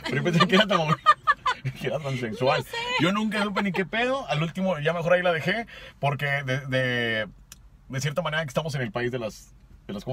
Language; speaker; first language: Spanish; native; Spanish